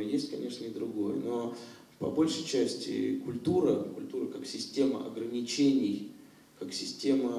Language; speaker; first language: Russian; native; Russian